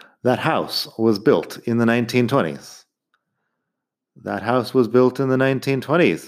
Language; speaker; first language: English; native; English